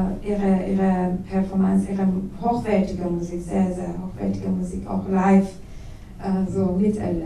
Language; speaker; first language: German; non-native, learner; Persian